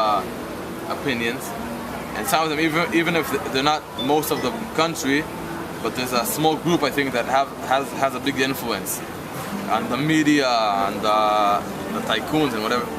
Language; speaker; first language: English; non-native, fluent; Hebrew